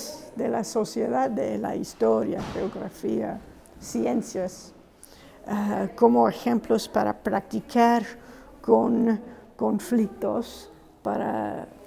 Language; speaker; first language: Spanish; non-native, fluent; English